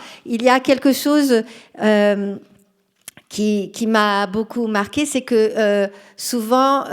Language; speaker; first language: French; non-native, fluent; Portuguese